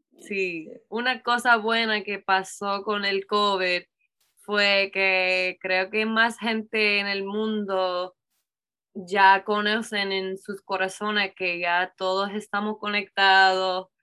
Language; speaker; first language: Spanish; non-native, learner; English